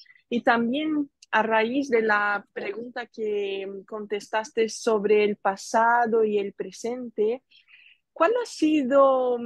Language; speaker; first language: Spanish; non-native, fluent; Portuguese